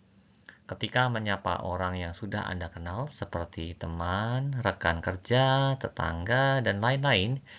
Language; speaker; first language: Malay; non-native, fluent; Chinese